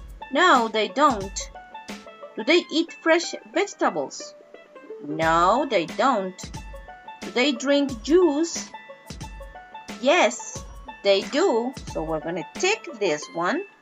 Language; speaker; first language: English; non-native, fluent; Spanish